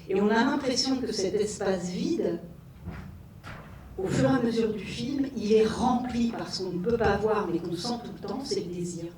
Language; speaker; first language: French; native; French